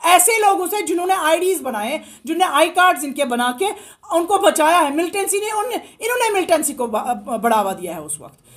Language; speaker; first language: Hindi; non-native, local second language; Kashmiri